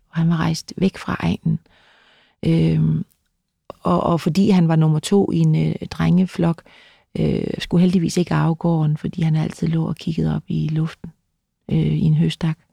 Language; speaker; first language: Danish; native; Danish